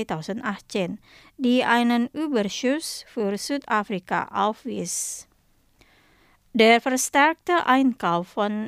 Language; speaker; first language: German; non-native, fluent; Indonesian